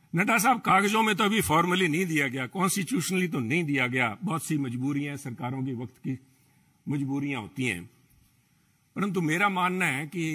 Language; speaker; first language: Hindi; native; Hindi